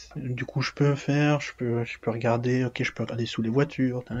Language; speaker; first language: French; native; French